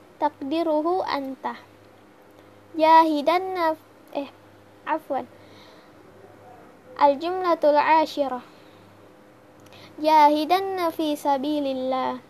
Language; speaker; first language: Arabic; non-native, learner; Indonesian